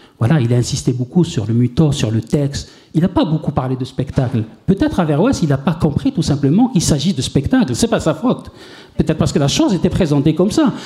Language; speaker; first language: French; non-native, local second language; Arabic